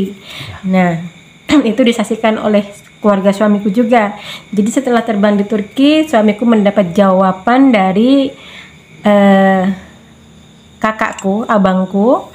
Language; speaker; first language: Indonesian; native; Indonesian